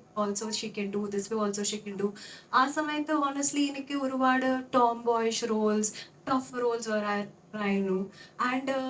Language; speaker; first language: Malayalam; non-native, local second language; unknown